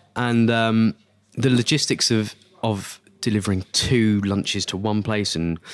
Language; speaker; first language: English; native; English